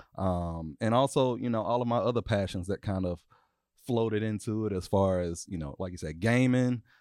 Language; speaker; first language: English; native; English